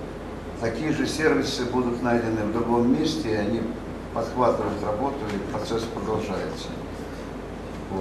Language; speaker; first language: Russian; native; Russian